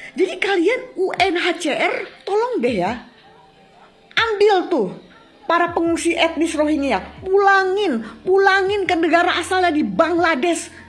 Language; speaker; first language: Indonesian; native; Indonesian